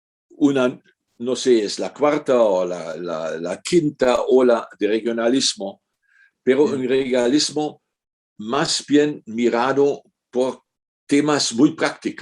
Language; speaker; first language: Spanish; non-native, fluent; German